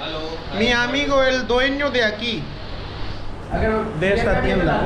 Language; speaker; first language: Spanish; non-native, fluent; Hindi